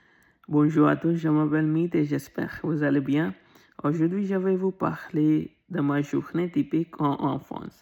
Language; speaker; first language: French; non-native, learner; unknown